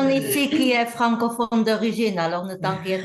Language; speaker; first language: French; non-native, fluent; Czech